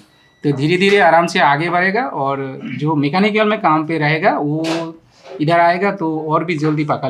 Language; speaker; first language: Hindi; non-native, local second language; Bangla